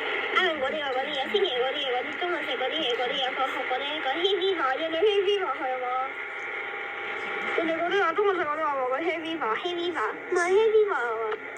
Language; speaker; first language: Cantonese; early bilingual, heritage; Cantonese